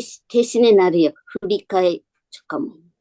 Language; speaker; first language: Korean; non-native, learner; Japanese